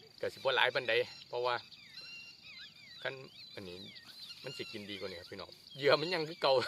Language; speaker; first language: Thai; non-native, local second language; Northeastern Thai